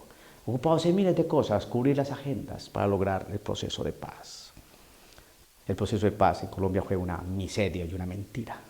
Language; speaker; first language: Spanish; native; Spanish